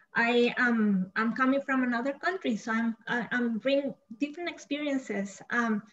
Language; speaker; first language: English; non-native, fluent; Spanish